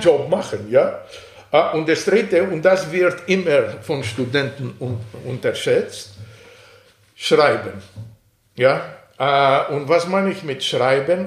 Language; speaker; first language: German; non-native, fluent; Greek